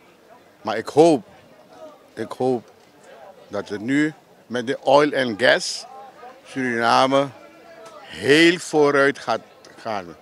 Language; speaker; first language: Dutch; non-native, local second language; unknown